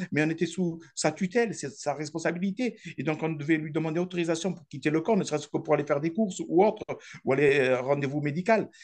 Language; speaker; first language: French; early bilingual, other home language; Arabic